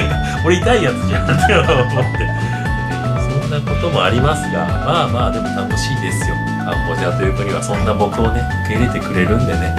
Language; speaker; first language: Japanese; native; Japanese